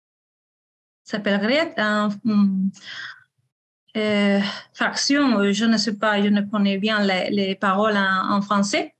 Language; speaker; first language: French; non-native, fluent; Spanish